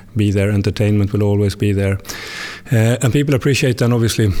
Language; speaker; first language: English; non-native, fluent; Swedish